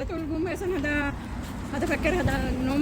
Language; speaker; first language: Arabic; non-native, learner; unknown